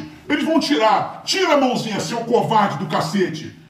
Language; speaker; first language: Portuguese; native; Portuguese